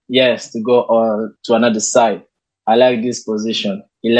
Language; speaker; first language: English; non-native, learner; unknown